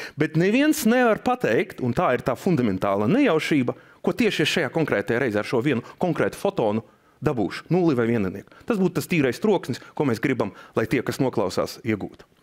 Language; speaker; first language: Latvian; non-native, local second language; Russian